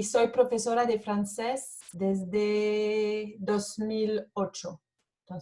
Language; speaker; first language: Spanish; non-native, fluent; French